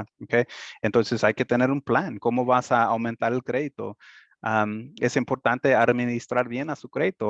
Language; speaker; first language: Spanish; early bilingual, heritage; Spanish